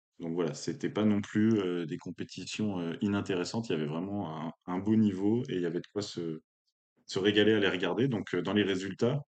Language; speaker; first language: French; native; French